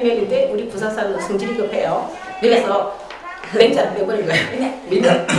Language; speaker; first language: Korean; native; Korean